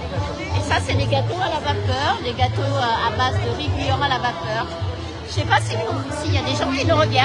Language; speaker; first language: French; early bilingual, other home language; Vietnamese